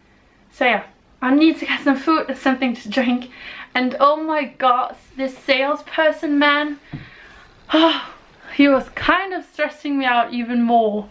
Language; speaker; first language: English; non-native, fluent; Danish